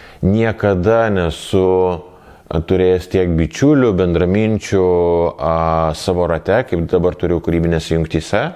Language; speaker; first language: Lithuanian; native; Lithuanian